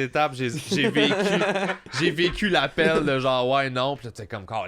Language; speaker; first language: French; native; French